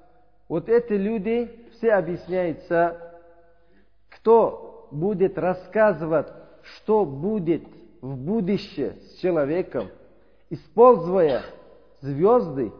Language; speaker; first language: Russian; non-native, learner; Uzbek